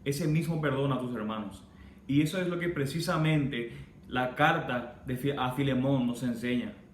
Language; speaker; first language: Spanish; native; Spanish